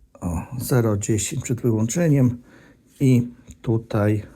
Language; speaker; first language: Polish; native; Polish